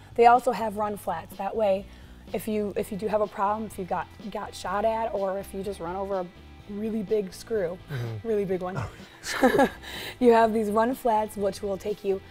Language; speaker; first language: English; native; English